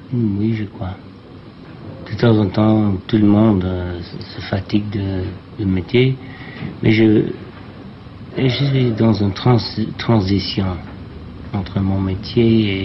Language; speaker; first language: French; non-native, learner; English